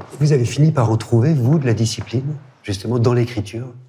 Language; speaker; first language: French; native; French